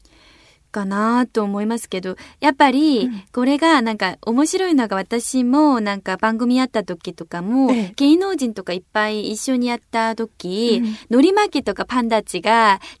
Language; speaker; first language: Japanese; non-native, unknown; Korean